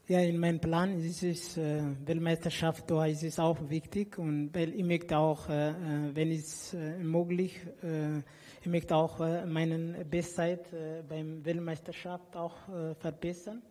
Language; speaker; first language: German; non-native, fluent; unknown